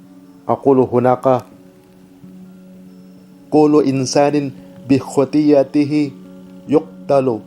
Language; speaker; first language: Arabic; non-native, learner; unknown